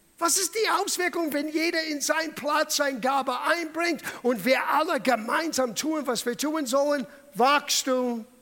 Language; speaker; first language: German; non-native, fluent; English